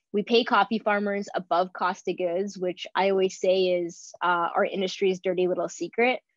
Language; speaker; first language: English; native; English